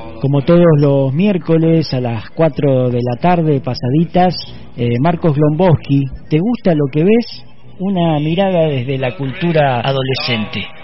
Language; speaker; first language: Spanish; native; Spanish